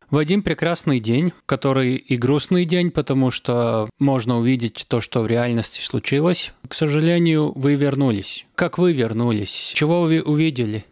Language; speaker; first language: Russian; non-native, local second language; Latvian